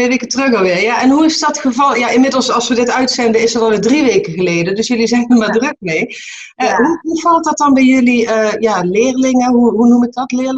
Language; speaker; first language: Dutch; native; Dutch